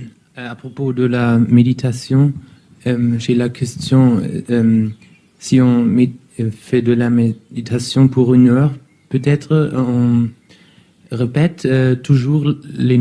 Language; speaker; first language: French; non-native, learner; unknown